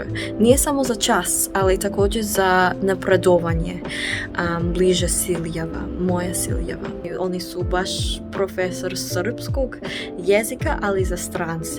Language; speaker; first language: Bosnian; non-native, learner; French